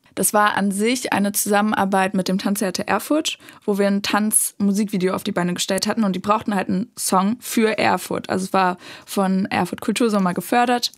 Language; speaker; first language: German; native; German